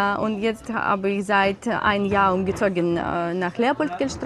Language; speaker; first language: German; non-native, learner; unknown